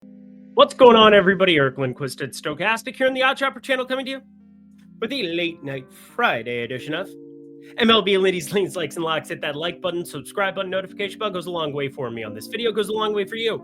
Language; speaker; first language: English; native; English